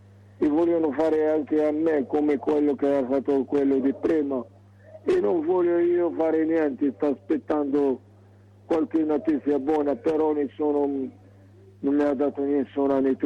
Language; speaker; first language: Italian; non-native, learner; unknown